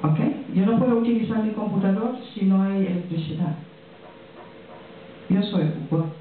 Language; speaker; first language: Spanish; non-native, fluent; French